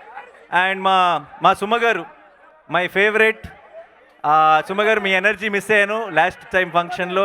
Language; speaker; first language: Telugu; native; Telugu